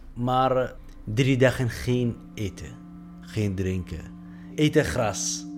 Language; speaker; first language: Dutch; non-native, learner; Arabic